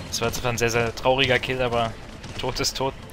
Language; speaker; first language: German; native; German